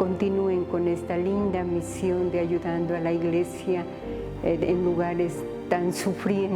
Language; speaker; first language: Spanish; native; Spanish